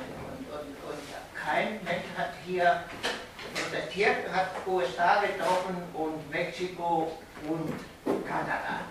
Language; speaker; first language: German; non-native, fluent; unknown